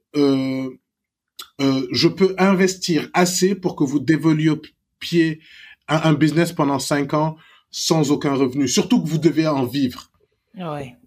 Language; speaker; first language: French; non-native, local second language; Wolof